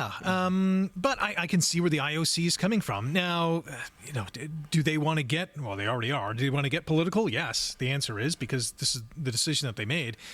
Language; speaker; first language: English; native; English